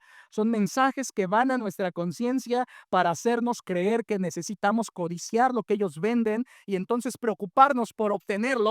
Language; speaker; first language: Spanish; native; Spanish